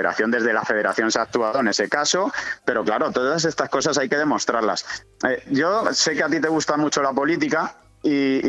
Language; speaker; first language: Spanish; native; Spanish